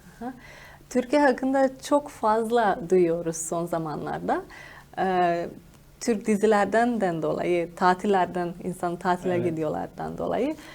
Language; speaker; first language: Turkish; non-native, fluent; Slovenian